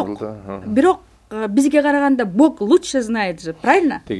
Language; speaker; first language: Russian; non-native, local second language; Kyrgyz